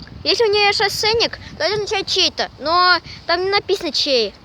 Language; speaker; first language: Russian; native; Russian